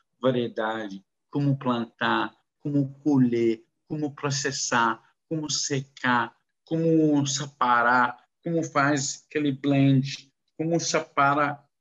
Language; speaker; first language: Portuguese; non-native, learner; Arabic